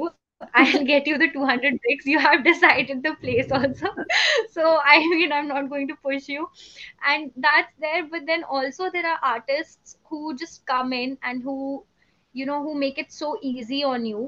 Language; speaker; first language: English; non-native, local second language; Hindi